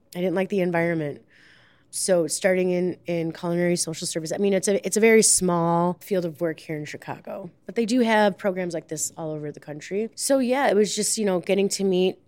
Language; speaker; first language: English; native; English